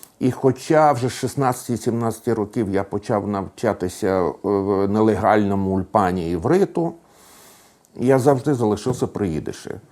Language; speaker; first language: Ukrainian; non-native, local second language; Russian